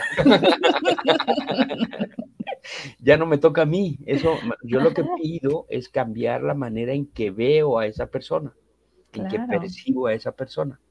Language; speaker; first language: Spanish; native; Spanish